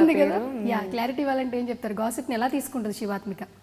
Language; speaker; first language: Telugu; native; Telugu